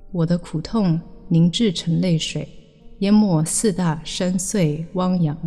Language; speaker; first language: Chinese; early bilingual, heritage; Chinese